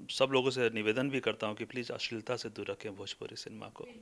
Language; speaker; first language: Hindi; non-native, local second language; Bhojpuri